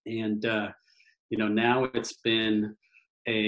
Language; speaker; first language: English; native; English